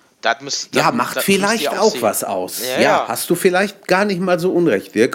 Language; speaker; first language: German; native; German